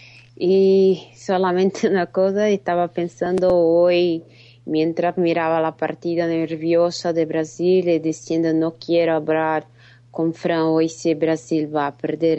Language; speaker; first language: Spanish; non-native, fluent; Portuguese